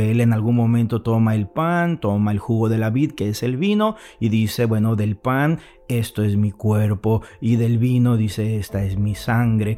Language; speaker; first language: Spanish; native; Spanish